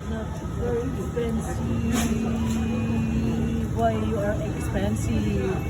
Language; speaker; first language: English; non-native, local second language; Filipino